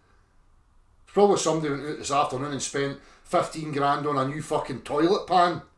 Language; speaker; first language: English; native; English